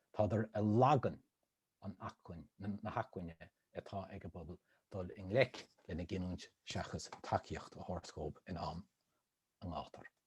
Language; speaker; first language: Irish; native; Irish